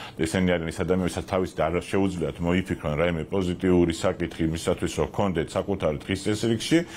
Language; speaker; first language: Georgian; native; Georgian